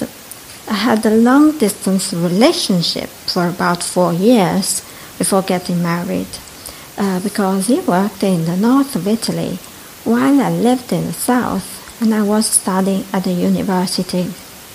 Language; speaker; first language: English; non-native, fluent; Italian